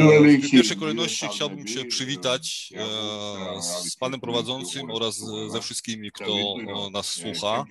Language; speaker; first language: Polish; non-native, fluent; Georgian